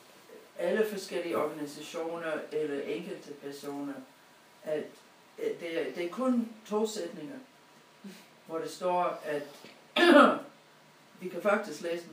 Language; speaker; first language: Danish; non-native, fluent; English